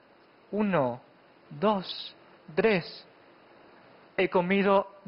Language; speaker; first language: Spanish; non-native, fluent; Chinese